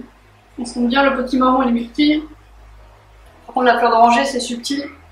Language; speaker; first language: French; native; French